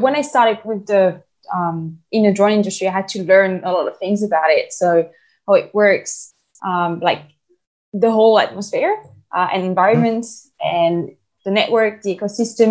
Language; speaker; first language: English; non-native, fluent; French